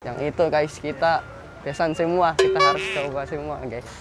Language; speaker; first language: Indonesian; non-native, learner; Filipino